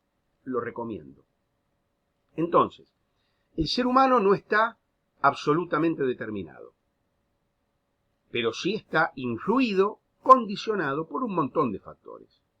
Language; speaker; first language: Spanish; native; Spanish